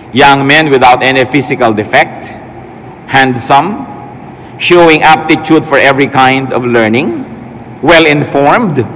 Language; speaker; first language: English; non-native, local second language; Filipino